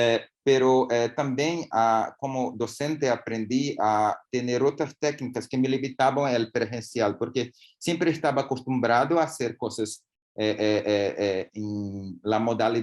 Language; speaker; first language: Spanish; non-native, learner; Portuguese